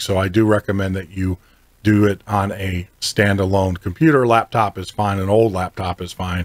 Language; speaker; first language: English; native; English